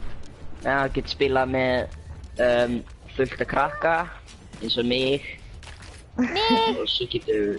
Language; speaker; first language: Icelandic; early bilingual, other home language; Norwegian